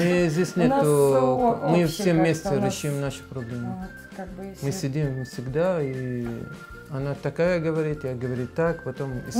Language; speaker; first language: Russian; non-native, learner; Arabic